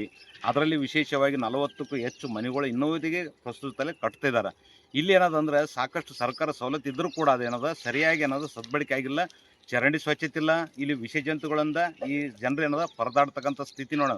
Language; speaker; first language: Kannada; native; Kannada